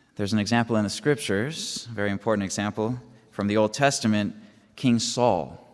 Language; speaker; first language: English; native; English